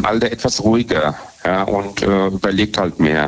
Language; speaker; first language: German; native; German